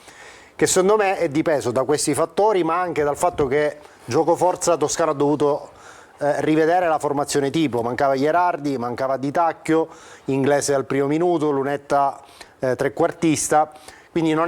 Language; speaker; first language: Italian; native; Italian